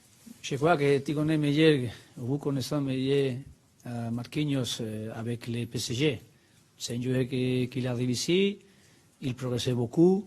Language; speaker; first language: French; non-native, learner; Spanish